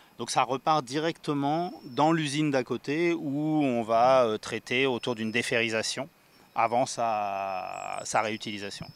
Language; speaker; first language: French; native; French